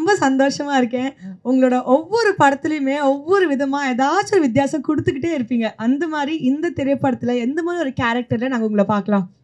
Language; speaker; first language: Tamil; native; Tamil